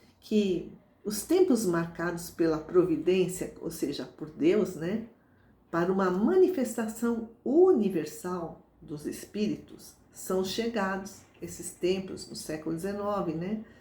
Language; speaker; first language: Portuguese; native; Portuguese